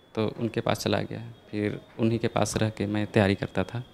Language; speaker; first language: Hindi; native; Hindi